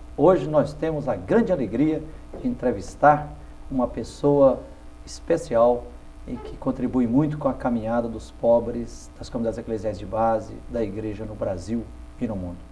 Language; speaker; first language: Portuguese; native; Portuguese